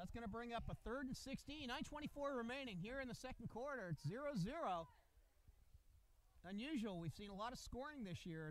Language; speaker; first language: English; native; English